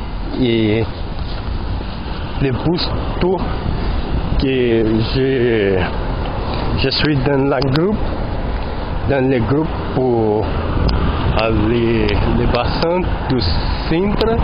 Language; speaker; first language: French; non-native, learner; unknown